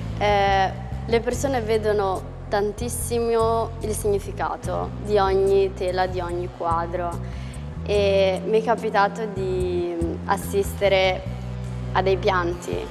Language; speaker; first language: Italian; non-native, fluent; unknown